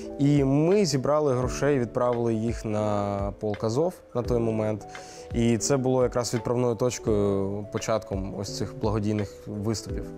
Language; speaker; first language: Ukrainian; non-native, local second language; Russian